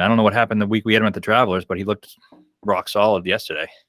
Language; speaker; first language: English; native; English